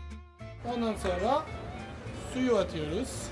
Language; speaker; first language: Turkish; non-native, learner; Italian